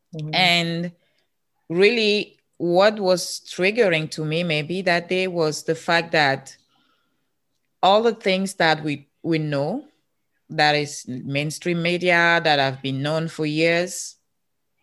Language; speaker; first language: English; non-native, local second language; French